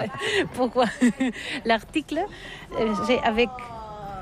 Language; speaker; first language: French; non-native, learner; Catalan